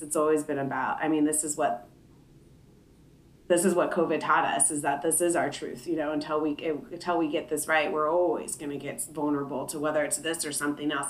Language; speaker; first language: English; native; English